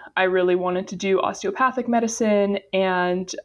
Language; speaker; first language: English; native; English